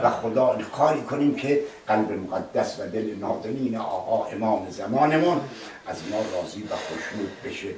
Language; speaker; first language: Persian; native; Persian